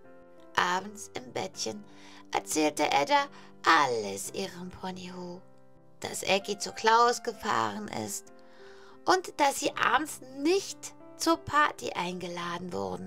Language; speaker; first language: German; native; German